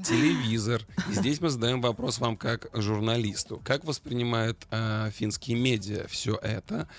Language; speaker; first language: Russian; native; Russian